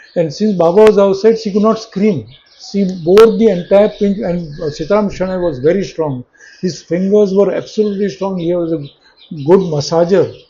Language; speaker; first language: English; non-native, local second language; Marathi